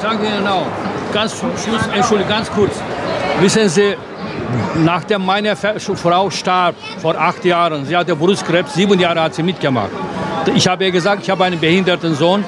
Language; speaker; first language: German; non-native, fluent; Turkish